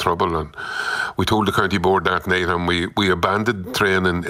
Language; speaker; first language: English; native; English